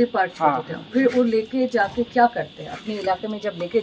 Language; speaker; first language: Hindi; native; Hindi